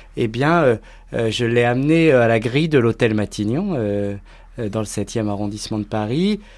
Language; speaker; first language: French; native; French